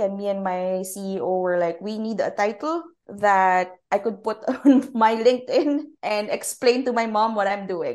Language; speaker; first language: English; non-native, local second language; Filipino